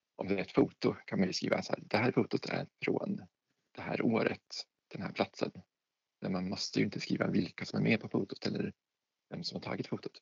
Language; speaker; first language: Swedish; native; Swedish